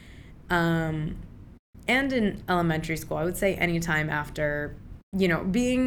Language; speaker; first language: English; early bilingual, other home language; Urdu